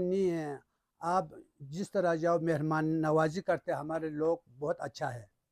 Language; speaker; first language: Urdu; non-native, local second language; Balti